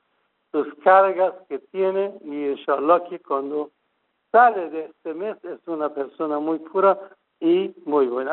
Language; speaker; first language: Spanish; non-native, fluent; Persian